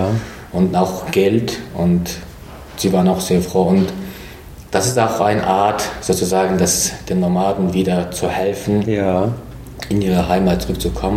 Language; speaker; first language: German; non-native, fluent; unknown